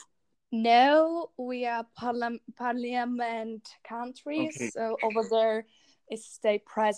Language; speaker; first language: English; non-native, learner; Czech